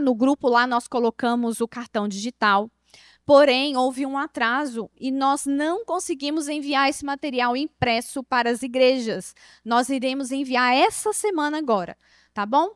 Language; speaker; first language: Portuguese; native; Portuguese